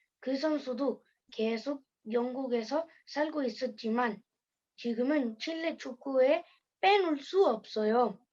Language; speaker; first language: Korean; early bilingual, heritage; Korean